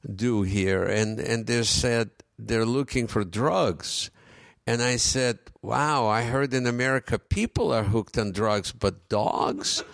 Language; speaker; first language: English; non-native, fluent; Russian